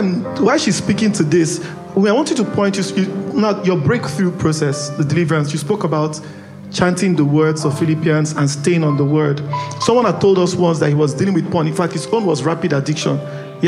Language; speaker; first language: English; non-native, local second language; Igbo